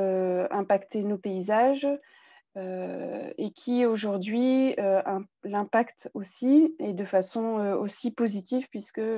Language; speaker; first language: French; native; French